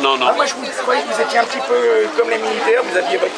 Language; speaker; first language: French; native; French